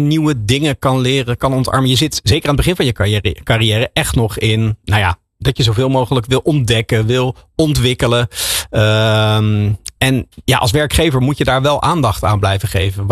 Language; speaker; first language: Dutch; native; Dutch